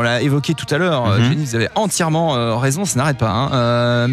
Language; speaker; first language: French; native; French